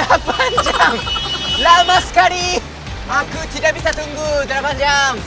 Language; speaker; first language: Indonesian; non-native, learner; Japanese